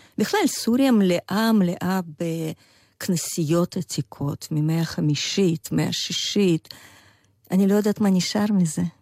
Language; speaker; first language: Hebrew; non-native, fluent; Russian